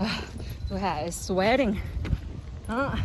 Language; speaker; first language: English; non-native, fluent; Vietnamese